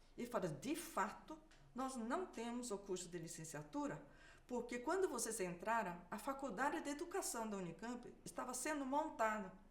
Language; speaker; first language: Portuguese; early bilingual, other home language; Japanese